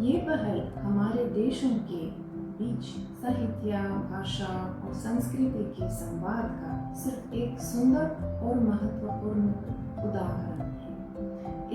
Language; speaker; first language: Hindi; non-native, fluent; Lithuanian